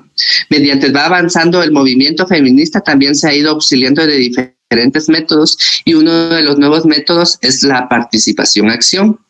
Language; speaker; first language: Spanish; native; Spanish